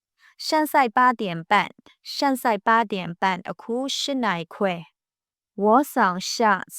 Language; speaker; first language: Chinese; non-native, fluent; Burmese